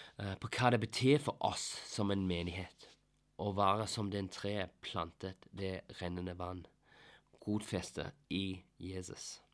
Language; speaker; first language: Norwegian; non-native, fluent; English